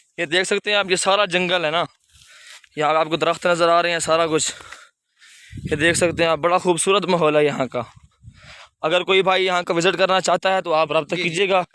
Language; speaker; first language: Urdu; non-native, local second language; Saraiki